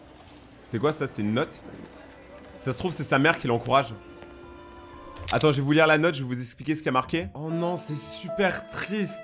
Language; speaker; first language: French; native; French